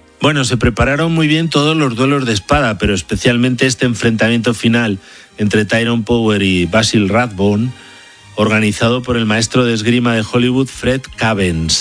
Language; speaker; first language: Spanish; native; Spanish